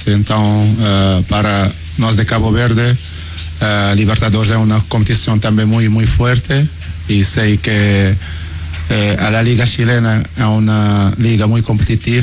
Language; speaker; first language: Spanish; non-native, learner; Portuguese